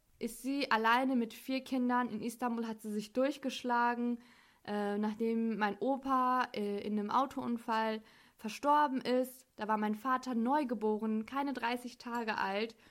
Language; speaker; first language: German; native; German